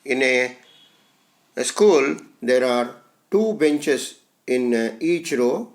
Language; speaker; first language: English; non-native, local second language; Telugu